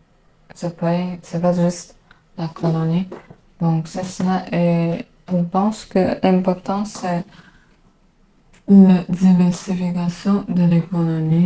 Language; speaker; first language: French; non-native, learner; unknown